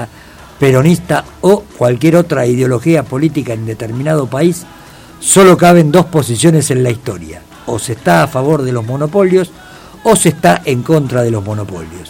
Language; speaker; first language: Spanish; native; Spanish